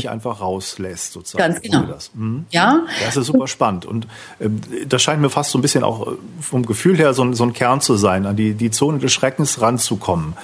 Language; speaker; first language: German; native; German